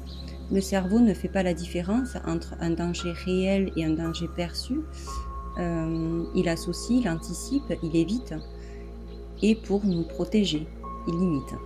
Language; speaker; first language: French; native; French